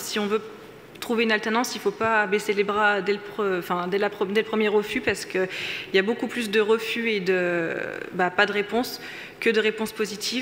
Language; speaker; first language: French; native; French